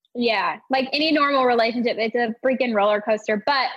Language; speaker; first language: English; native; English